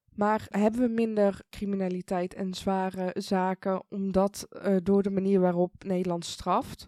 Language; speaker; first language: Dutch; early bilingual, other home language; Persian